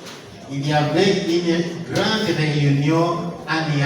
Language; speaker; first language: French; non-native, fluent; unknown